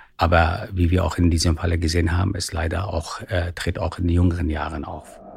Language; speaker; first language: German; non-native, fluent; Persian